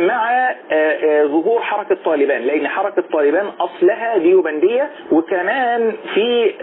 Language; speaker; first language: Arabic; native; Arabic